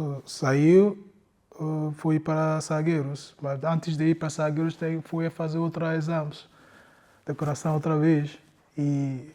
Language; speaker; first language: Portuguese; non-native, learner; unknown